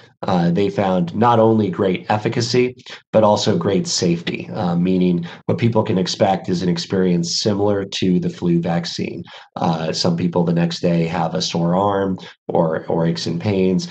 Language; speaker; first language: English; native; English